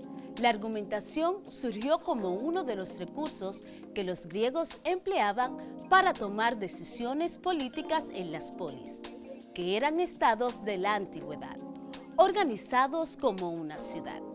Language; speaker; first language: Spanish; native; Spanish